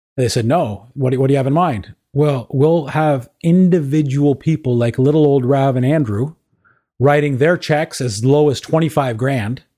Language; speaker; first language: English; native; English